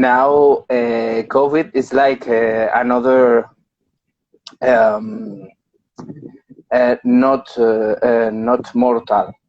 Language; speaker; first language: English; non-native, learner; Spanish